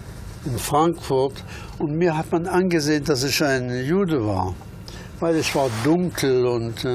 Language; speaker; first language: German; early bilingual, other home language; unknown